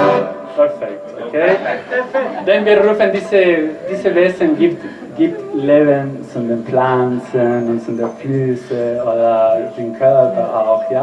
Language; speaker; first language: German; non-native, learner; Spanish